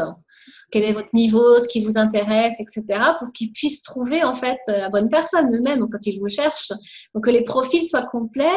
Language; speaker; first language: French; native; French